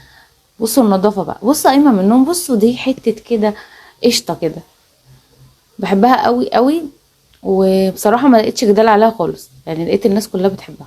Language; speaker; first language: Arabic; native; Arabic